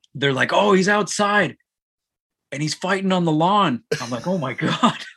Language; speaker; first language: English; native; English